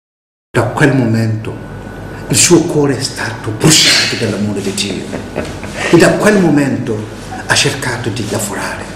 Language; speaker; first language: Italian; non-native, fluent; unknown